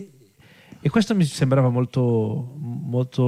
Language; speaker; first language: Italian; non-native, fluent; Portuguese